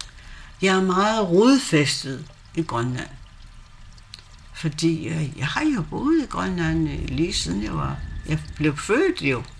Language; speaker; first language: Danish; non-native, local second language; Kalaallisut